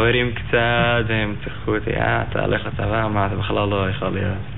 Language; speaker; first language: Hebrew; non-native, learner; Yiddish